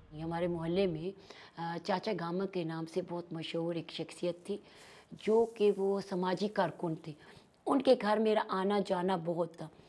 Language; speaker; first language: Urdu; non-native, local second language; Pashto